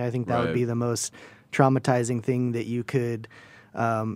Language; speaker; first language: English; native; English